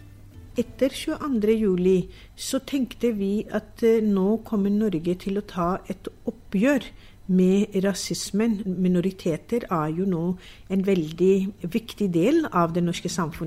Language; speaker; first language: Norwegian; non-native, fluent; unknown